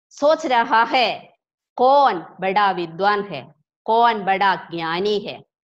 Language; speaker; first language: Hindi; non-native, local second language; Malayalam